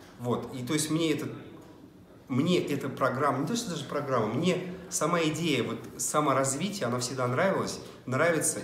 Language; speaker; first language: Russian; native; Russian